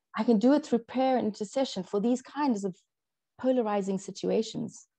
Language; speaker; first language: English; native; English